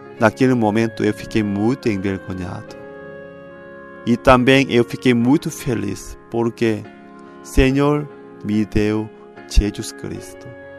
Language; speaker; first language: Portuguese; non-native, fluent; Korean